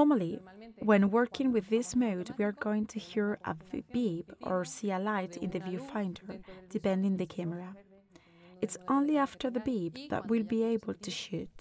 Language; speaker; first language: English; non-native, fluent; Spanish